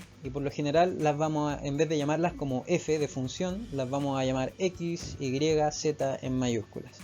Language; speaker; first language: Spanish; native; Spanish